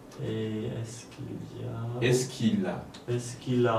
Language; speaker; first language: French; non-native, learner; Polish